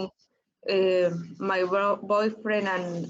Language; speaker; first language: English; non-native, learner; Spanish